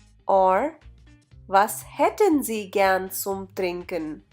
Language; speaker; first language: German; non-native, fluent; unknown